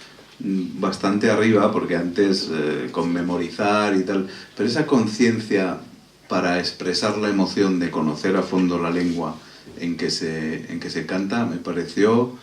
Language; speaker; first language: Spanish; native; Spanish